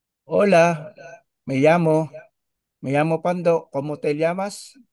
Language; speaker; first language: Spanish; non-native, learner; Filipino